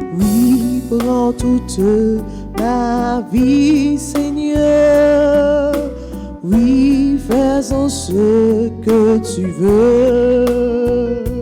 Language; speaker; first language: French; non-native, local second language; Haitian Creole